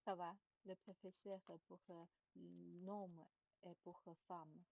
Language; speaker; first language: French; non-native, learner; Chinese